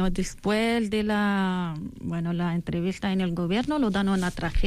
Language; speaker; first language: Spanish; non-native, learner; Arabic